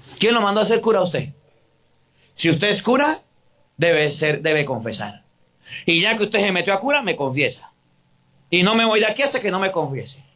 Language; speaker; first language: Spanish; native; Spanish